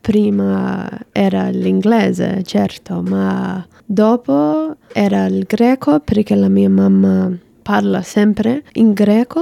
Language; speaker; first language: Italian; non-native, learner; English